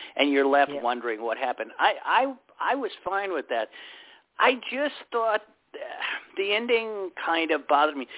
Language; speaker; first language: English; native; English